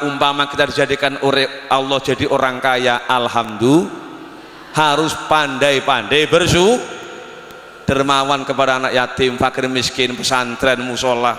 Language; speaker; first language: Indonesian; non-native, local second language; Javanese